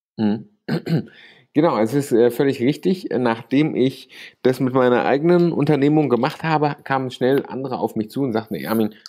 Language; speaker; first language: German; native; German